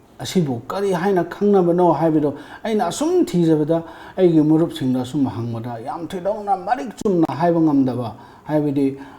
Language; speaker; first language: Manipuri; non-native, local second language; Rongmei Naga